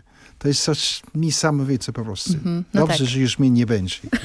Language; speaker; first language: Polish; non-native, fluent; English